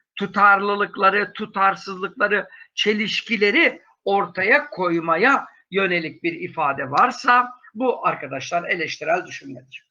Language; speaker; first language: Turkish; native; Turkish